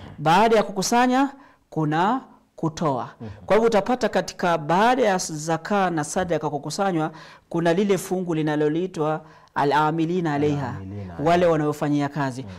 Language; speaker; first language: Swahili; native; Swahili